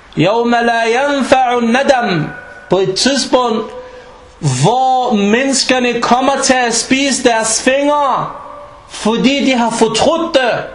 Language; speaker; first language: Danish; non-native, fluent; Arabic